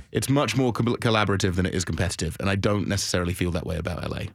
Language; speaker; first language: English; native; English